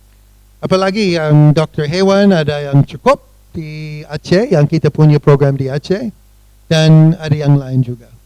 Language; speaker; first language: Indonesian; non-native, fluent; English